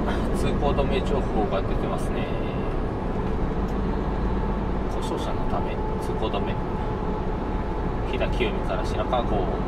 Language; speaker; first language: Japanese; native; Japanese